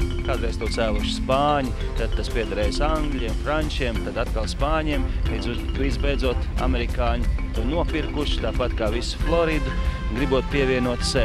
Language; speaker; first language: Latvian; native; Latvian